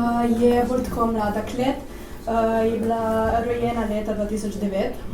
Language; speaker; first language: Slovenian; early bilingual, heritage; Italian